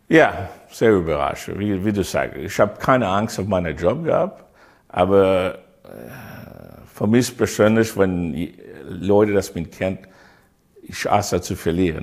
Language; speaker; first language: German; non-native, learner; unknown